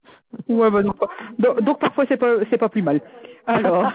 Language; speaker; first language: French; native; French